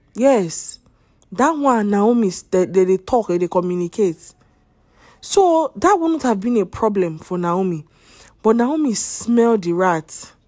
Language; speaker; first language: Nigerian Pidgin; non-native, local second language; Yoruba